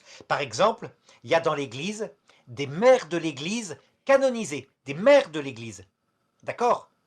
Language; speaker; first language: French; native; French